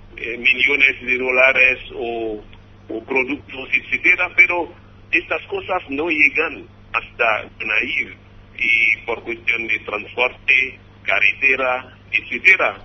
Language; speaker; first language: Spanish; non-native, fluent; Haitian Creole